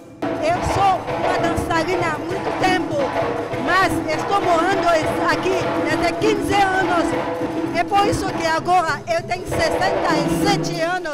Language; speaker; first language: Portuguese; non-native, learner; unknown